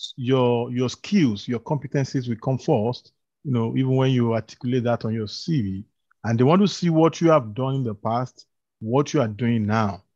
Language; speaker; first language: English; non-native, local second language; Yoruba